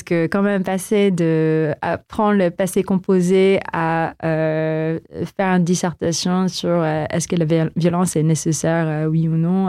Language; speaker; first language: French; non-native, fluent; Filipino